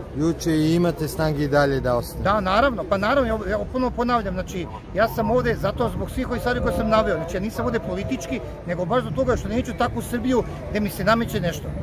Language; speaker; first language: Serbian; native; Serbian